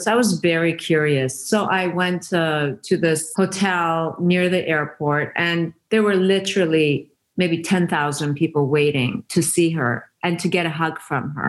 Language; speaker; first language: English; non-native, fluent; Persian